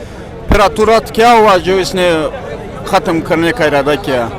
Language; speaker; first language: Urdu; non-native, local second language; Pashto